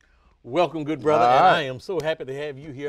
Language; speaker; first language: English; native; English